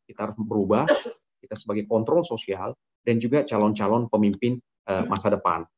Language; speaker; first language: Indonesian; native; Indonesian